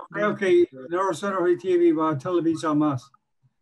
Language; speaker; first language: Spanish; non-native, learner; English